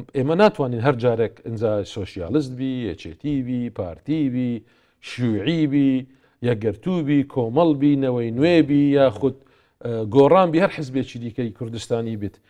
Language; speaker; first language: Central Kurdish; non-native, local second language; Assyrian Neo-Aramaic